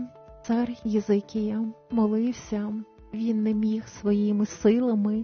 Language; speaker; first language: Ukrainian; native; Ukrainian